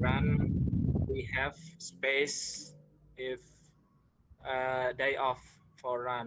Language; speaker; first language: English; non-native, learner; Indonesian